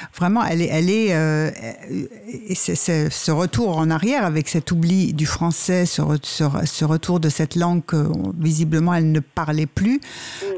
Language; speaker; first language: French; native; French